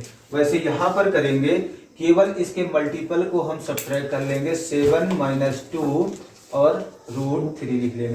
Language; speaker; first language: Hindi; native; Hindi